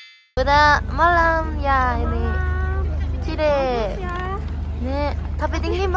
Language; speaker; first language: Indonesian; non-native, learner; Japanese